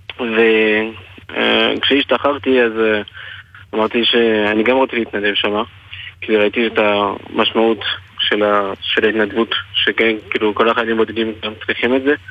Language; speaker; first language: Hebrew; non-native, fluent; French